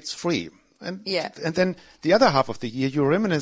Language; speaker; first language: English; non-native, fluent; German